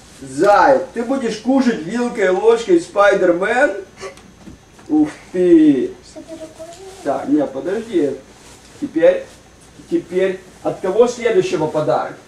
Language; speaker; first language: Russian; native; Russian